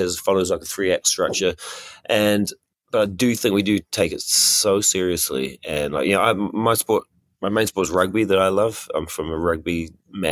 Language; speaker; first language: English; native; English